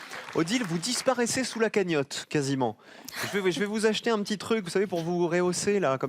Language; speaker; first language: French; native; French